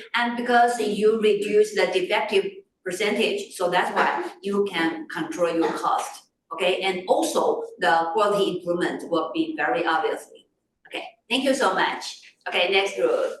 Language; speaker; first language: English; non-native, fluent; Chinese